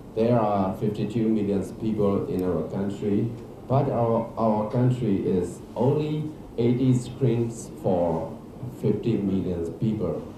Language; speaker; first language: English; non-native, learner; Burmese